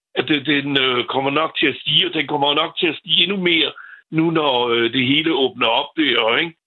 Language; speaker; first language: Danish; non-native, fluent; French